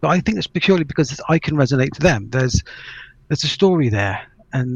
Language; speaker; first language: English; native; English